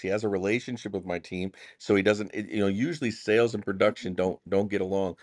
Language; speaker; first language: English; native; English